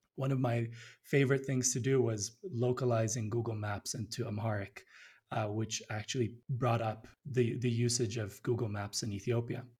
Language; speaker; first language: English; early bilingual, other home language; Amharic